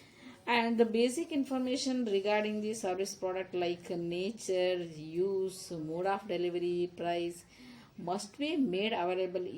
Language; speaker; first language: English; non-native, local second language; Kannada